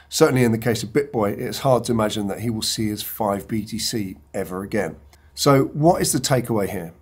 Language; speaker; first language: English; native; English